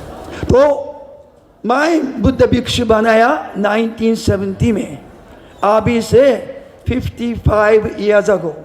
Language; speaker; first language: Hindi; non-native, learner; Japanese